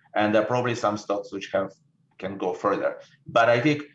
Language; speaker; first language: English; non-native, fluent; Russian